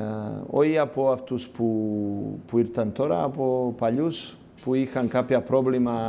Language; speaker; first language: Greek; non-native, learner; Serbian